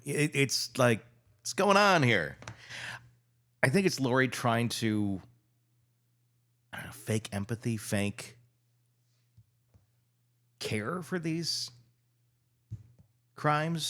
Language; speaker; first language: English; native; English